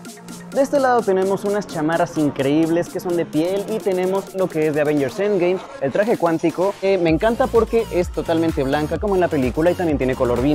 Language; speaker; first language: Spanish; native; Spanish